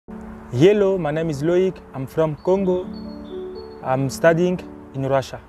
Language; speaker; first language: English; non-native, learner; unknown